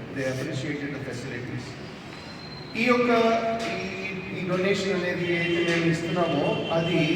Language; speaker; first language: Telugu; native; Telugu